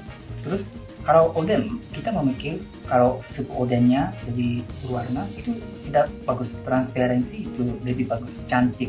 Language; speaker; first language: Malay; non-native, learner; Japanese